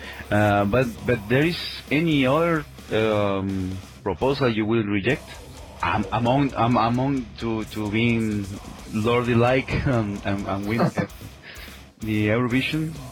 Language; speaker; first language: English; non-native, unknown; Spanish